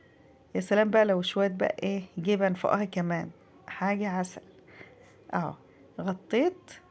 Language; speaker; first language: Arabic; native; Arabic